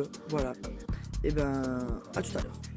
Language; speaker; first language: French; native; French